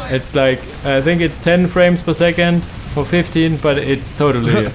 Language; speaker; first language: English; non-native, fluent; German